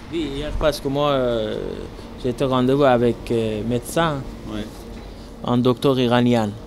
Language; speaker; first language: French; non-native, learner; Persian